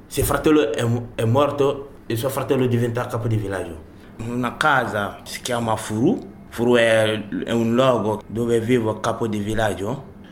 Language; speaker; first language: Italian; non-native, learner; Bambara